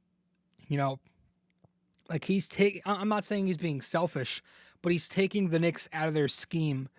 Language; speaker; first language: English; native; English